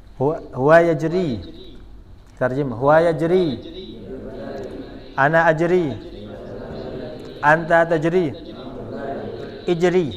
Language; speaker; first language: Arabic; non-native, fluent; Indonesian